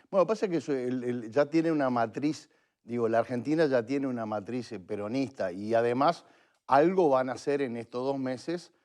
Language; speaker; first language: Spanish; native; Spanish